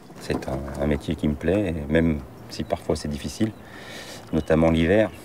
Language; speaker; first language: French; native; French